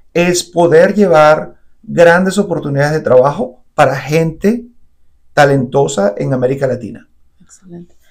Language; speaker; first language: Spanish; native; Spanish